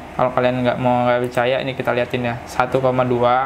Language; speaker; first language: Indonesian; native; Indonesian